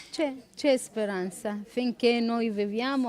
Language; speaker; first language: Italian; non-native, learner; Arabic